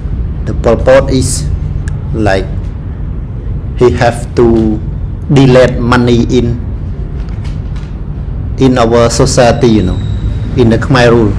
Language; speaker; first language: English; non-native, learner; Khmer